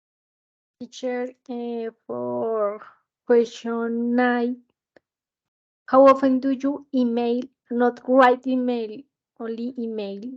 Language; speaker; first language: English; non-native, learner; Spanish